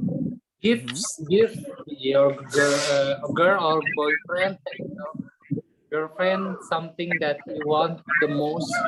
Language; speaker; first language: English; non-native, learner; Indonesian